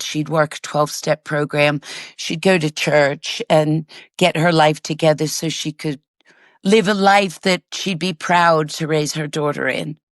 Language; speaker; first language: English; native; English